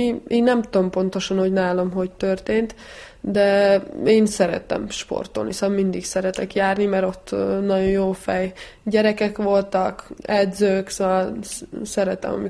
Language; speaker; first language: Hungarian; early bilingual, heritage; Hungarian